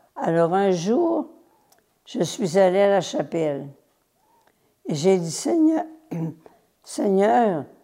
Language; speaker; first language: French; native; French